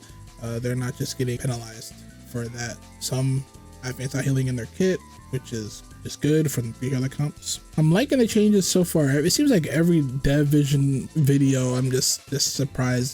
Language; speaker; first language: English; native; English